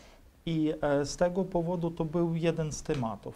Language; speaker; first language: Polish; non-native, fluent; Ukrainian